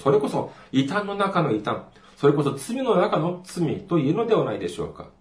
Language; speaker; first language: Japanese; non-native, fluent; Korean